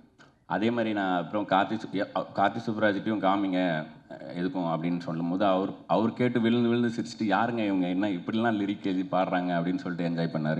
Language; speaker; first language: Tamil; native; Tamil